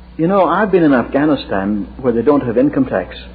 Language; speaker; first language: English; native; English